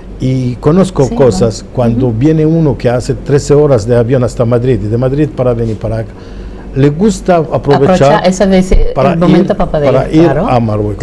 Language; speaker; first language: Spanish; non-native, fluent; Arabic